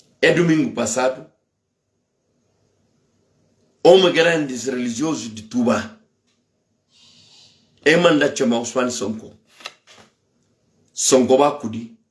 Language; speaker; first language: Portuguese; non-native, local second language; Upper Guinea Crioulo